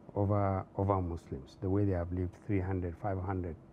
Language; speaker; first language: English; non-native, local second language; Hausa